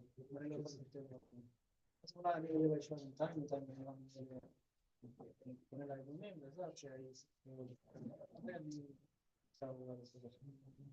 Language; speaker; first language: Hebrew; non-native, learner; Spanish